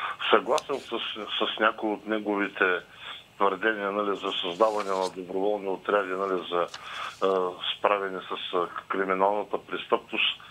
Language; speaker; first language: Bulgarian; native; Bulgarian